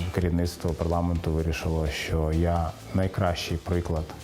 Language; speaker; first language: Ukrainian; native; Ukrainian